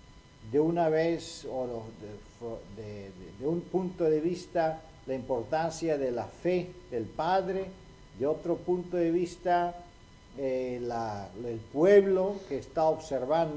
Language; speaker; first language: Spanish; non-native, fluent; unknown